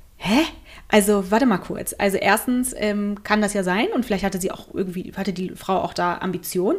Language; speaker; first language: German; native; German